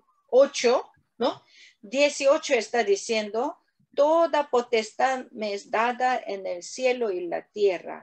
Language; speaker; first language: Spanish; non-native, learner; Korean